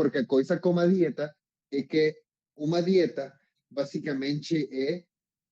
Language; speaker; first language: Portuguese; non-native, learner; Spanish